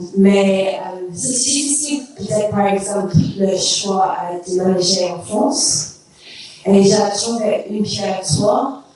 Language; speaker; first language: French; non-native, learner; English